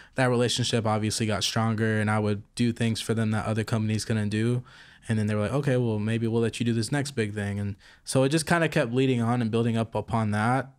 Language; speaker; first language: English; native; English